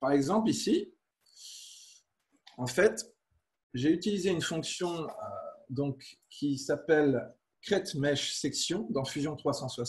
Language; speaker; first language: French; native; French